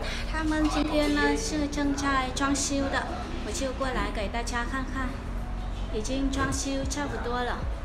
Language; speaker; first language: Chinese; non-native, fluent; Vietnamese